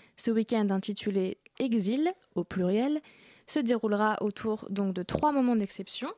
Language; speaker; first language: French; native; French